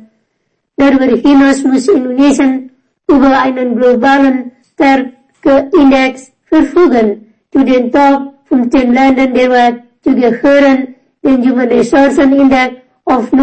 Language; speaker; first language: German; non-native, fluent; Indonesian